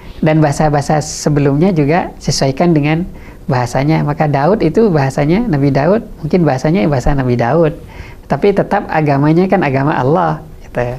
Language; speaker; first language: Indonesian; non-native, local second language; Madurese